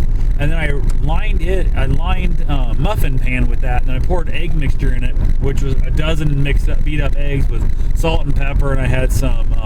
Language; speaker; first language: English; native; English